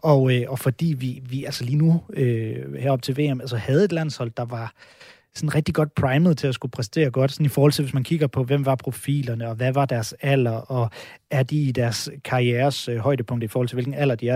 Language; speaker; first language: Danish; native; Danish